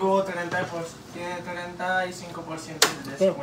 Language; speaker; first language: Spanish; early bilingual, heritage; Spanish